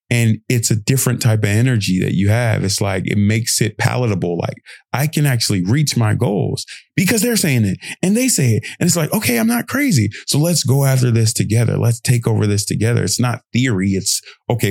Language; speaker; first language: English; native; English